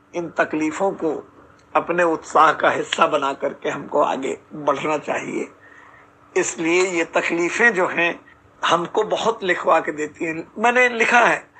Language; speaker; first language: Hindi; native; Hindi